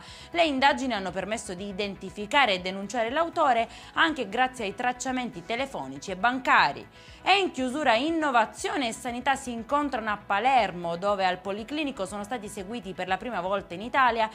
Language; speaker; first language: Italian; native; Italian